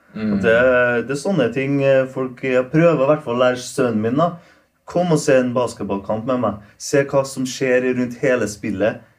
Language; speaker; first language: Norwegian; non-native, local second language; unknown